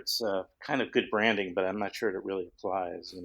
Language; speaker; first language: English; native; English